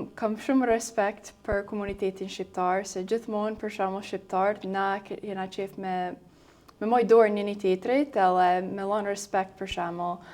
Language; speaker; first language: Albanian; early bilingual, heritage; Albanian